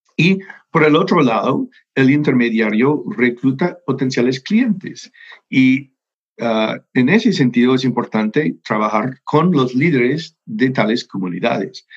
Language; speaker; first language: Spanish; non-native, fluent; English